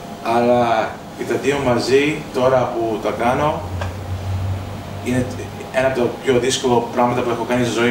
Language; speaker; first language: Greek; early bilingual, heritage; English